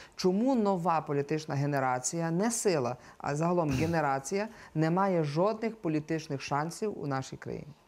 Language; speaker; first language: Ukrainian; native; Ukrainian